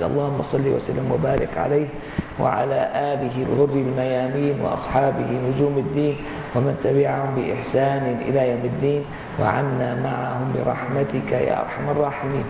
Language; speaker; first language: Arabic; native; Arabic